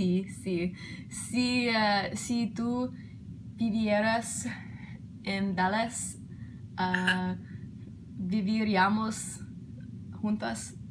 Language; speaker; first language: Spanish; non-native, learner; English